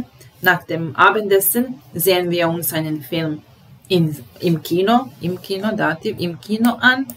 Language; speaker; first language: German; non-native, fluent; Serbian